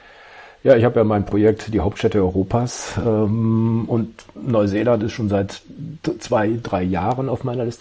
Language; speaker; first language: German; native; German